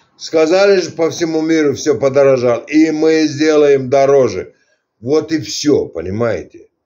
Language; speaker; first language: Russian; non-native, local second language; Turkmen